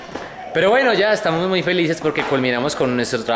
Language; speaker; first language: Spanish; native; Spanish